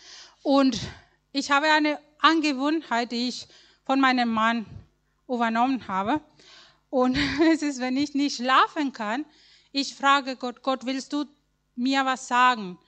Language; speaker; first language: German; non-native, learner; Spanish